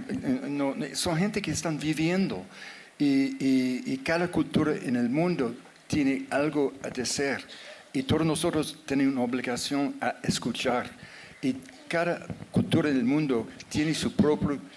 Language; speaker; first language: Spanish; non-native, fluent; English